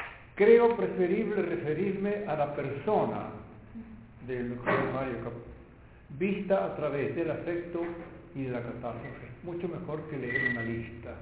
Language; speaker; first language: Spanish; native; Spanish